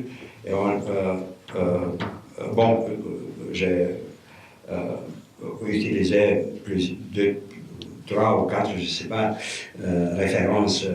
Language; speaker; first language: French; non-native, fluent; Romanian